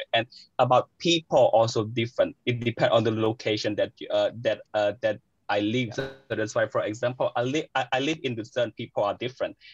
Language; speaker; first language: English; non-native, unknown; Khmer